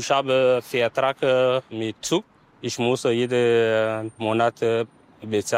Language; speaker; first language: German; non-native, learner; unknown